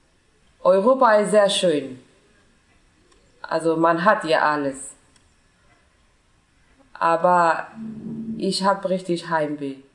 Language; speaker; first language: German; non-native, fluent; Persian